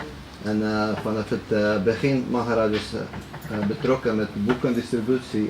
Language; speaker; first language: Dutch; non-native, fluent; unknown